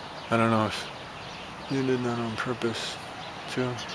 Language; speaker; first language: English; native; English